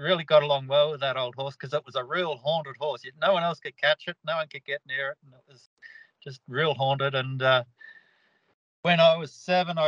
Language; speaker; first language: English; native; English